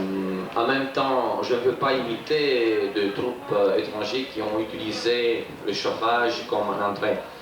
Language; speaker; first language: French; non-native, fluent; Romanian